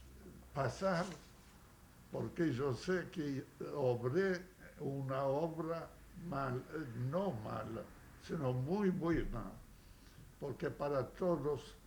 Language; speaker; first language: Spanish; non-native, fluent; Yiddish